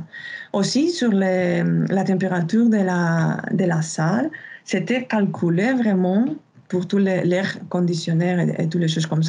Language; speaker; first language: French; non-native, fluent; Spanish